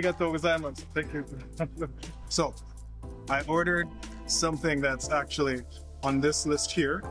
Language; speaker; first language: English; native; English